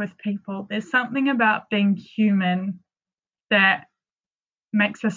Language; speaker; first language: English; native; English